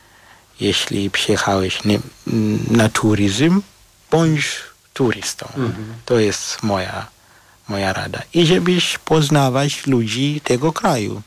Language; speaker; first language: Polish; non-native, fluent; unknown